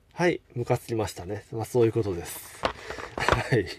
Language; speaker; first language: Japanese; native; Japanese